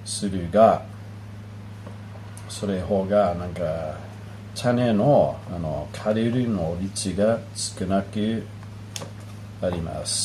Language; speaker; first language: Japanese; non-native, learner; English